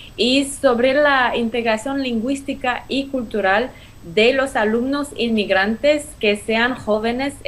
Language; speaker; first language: Spanish; non-native, fluent; French